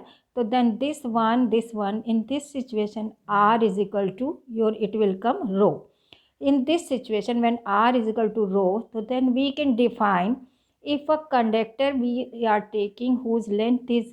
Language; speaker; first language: English; non-native, local second language; Hindi